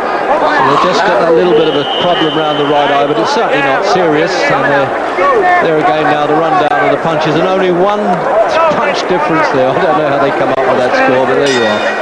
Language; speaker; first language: English; native; English